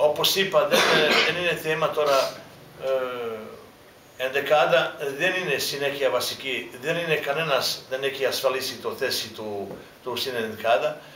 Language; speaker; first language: Greek; non-native, fluent; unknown